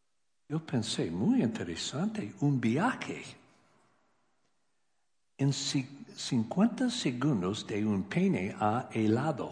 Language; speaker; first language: Spanish; non-native, learner; English